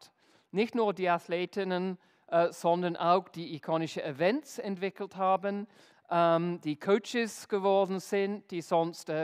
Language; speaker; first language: German; non-native, fluent; English